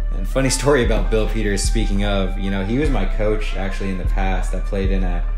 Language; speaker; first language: English; native; English